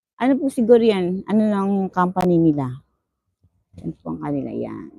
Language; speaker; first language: Filipino; native; Filipino